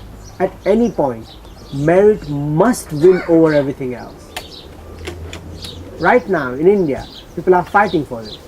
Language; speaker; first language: English; early bilingual, heritage; Gujarati